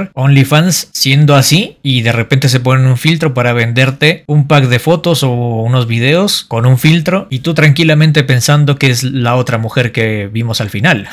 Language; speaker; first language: Spanish; native; Spanish